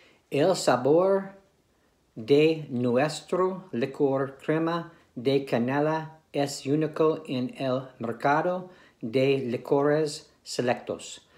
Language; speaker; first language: Spanish; non-native, learner; English